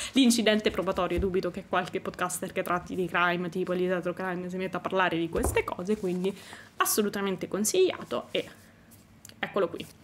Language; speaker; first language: Italian; native; Italian